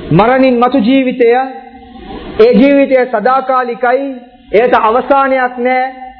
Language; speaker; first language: Sinhala; non-native, local second language; Tamil